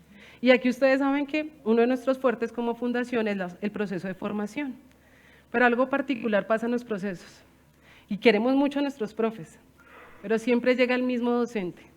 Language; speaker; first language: Spanish; native; Spanish